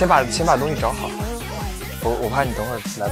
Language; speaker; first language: Chinese; native; Chinese